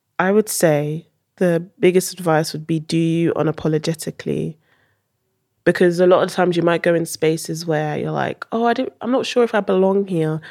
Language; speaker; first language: English; early bilingual, heritage; English